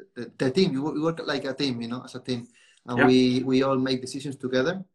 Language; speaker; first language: English; non-native, learner; Spanish